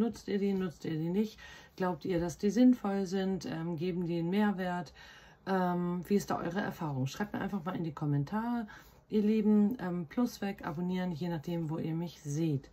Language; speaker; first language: German; native; German